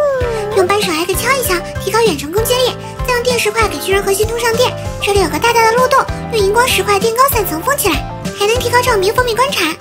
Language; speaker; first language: Chinese; native; Chinese